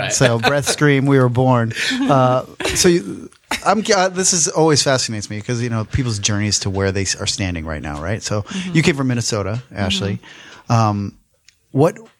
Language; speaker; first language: English; native; English